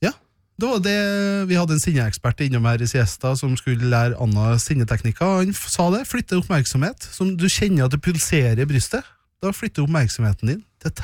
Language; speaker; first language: Norwegian; native; Norwegian